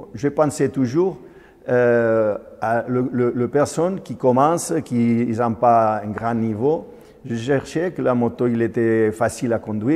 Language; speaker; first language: French; non-native, fluent; Spanish